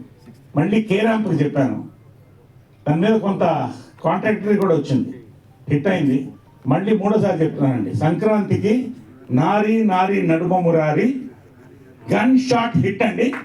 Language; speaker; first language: Telugu; native; Telugu